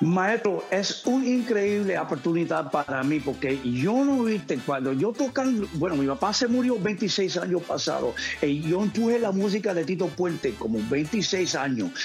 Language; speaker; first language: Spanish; early bilingual, heritage; English